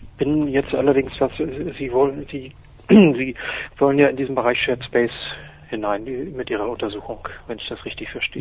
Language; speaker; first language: German; native; German